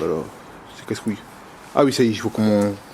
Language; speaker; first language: French; native; French